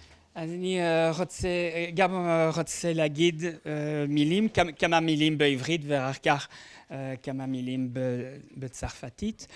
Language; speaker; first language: Hebrew; non-native, fluent; French